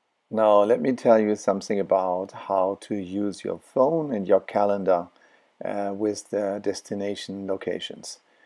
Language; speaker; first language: English; non-native, fluent; German